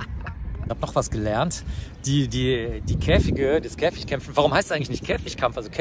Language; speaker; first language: German; native; German